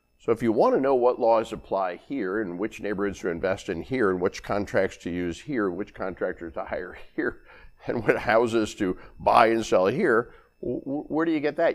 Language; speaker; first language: English; native; English